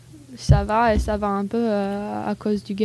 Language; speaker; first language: French; non-native, learner; English